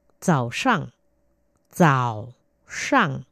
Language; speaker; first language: Chinese; non-native, learner; Vietnamese